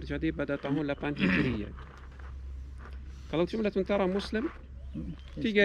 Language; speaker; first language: Indonesian; non-native, learner; Arabic